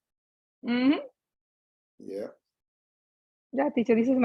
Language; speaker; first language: English; non-native, learner; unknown